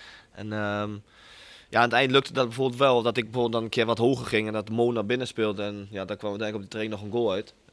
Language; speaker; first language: Dutch; native; Dutch